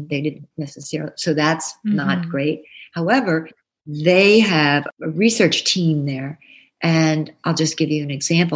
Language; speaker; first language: English; native; English